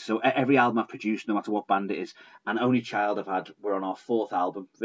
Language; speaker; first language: English; native; English